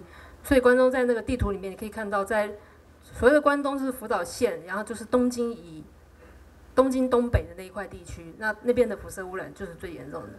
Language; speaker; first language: Chinese; native; Chinese